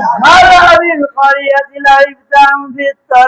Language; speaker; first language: Arabic; non-native, fluent; Bangla